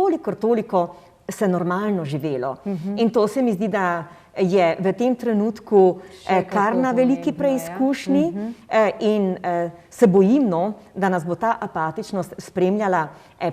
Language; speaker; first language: Slovenian; native; Slovenian